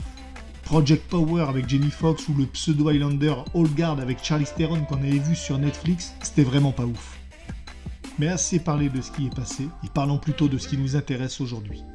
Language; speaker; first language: French; native; French